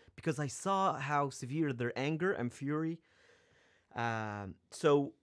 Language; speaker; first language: English; non-native, fluent; Arabic